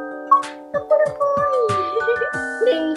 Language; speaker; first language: Japanese; native; Japanese